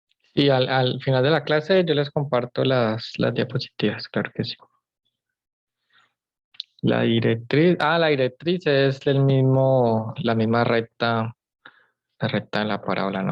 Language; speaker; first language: Spanish; native; Spanish